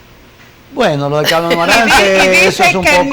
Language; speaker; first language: Spanish; native; Spanish